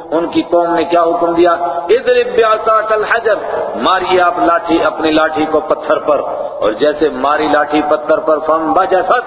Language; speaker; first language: Urdu; non-native, local second language; Kashmiri